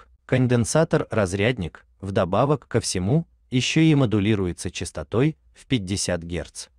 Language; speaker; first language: Russian; native; Russian